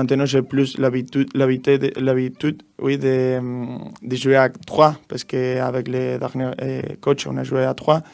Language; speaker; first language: French; non-native, learner; Spanish